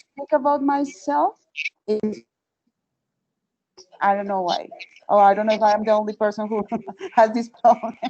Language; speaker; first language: English; non-native, fluent; Spanish